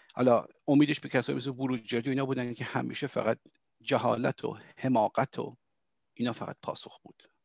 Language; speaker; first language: Persian; native; Persian